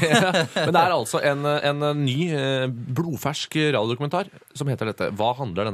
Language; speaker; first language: Norwegian; native; Norwegian